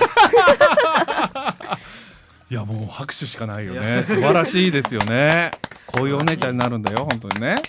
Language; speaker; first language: Japanese; native; Japanese